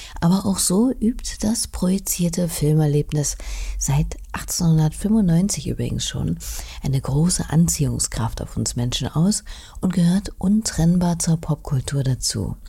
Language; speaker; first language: German; native; German